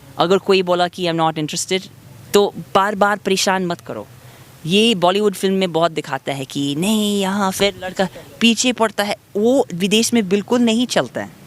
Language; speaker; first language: Hindi; non-native, fluent; English